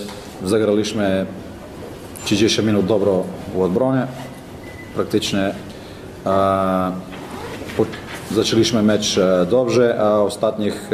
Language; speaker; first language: Polish; non-native, learner; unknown